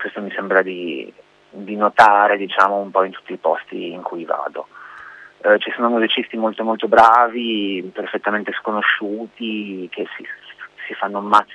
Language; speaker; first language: Italian; native; Italian